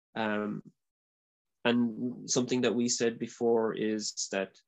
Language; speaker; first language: English; native; English